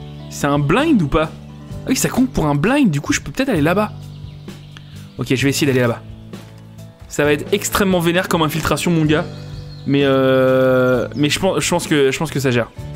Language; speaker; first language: French; native; French